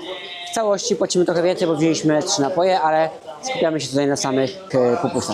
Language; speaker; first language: Polish; native; Polish